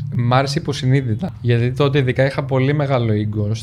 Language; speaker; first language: Greek; early bilingual, other home language; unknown